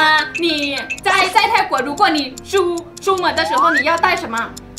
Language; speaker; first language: Chinese; non-native, learner; Thai